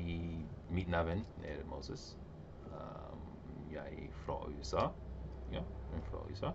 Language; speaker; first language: Norwegian; non-native, learner; English